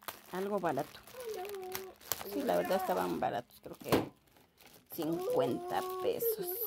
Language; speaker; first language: Spanish; native; Spanish